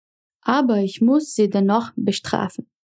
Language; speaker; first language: German; non-native, fluent; Portuguese